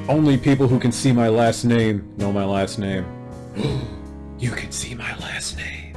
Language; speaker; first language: English; native; English